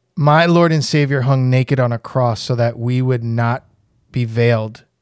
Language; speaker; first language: English; native; English